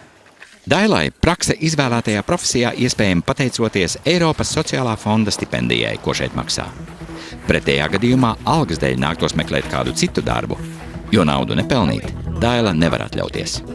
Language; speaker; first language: Latvian; native; Latvian